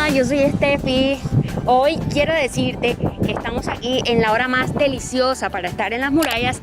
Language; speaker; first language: Spanish; native; Spanish